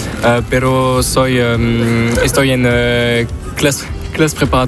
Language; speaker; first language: Spanish; non-native, learner; French